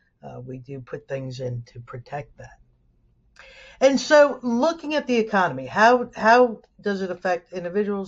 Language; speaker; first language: English; native; English